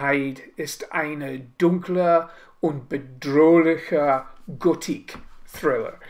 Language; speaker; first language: German; non-native, learner; English